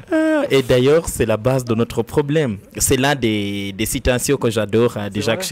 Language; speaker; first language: French; non-native, learner; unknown